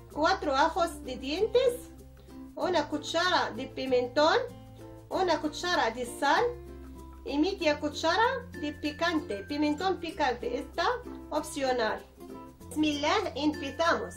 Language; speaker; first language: Spanish; non-native, learner; Arabic